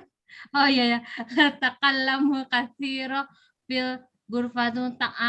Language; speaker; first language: Arabic; non-native, learner; Indonesian